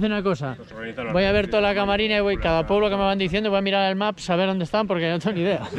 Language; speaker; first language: Spanish; native; Spanish